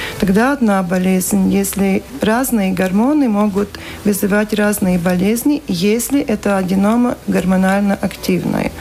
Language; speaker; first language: Russian; non-native, local second language; Latvian